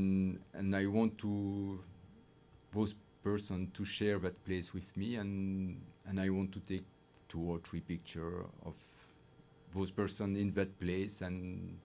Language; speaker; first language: English; non-native, learner; French